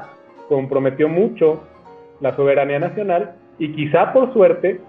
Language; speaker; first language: Spanish; native; Spanish